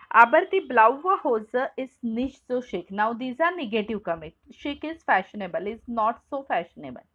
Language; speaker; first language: German; non-native, fluent; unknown